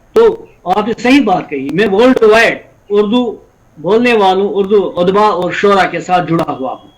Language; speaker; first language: Urdu; non-native, local second language; Kashmiri